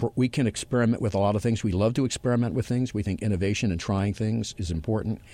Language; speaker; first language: English; native; English